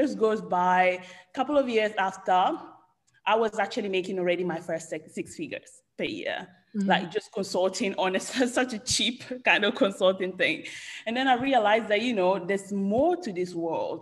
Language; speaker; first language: English; non-native, fluent; Italian